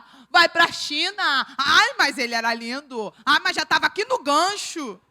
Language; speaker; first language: Portuguese; native; Portuguese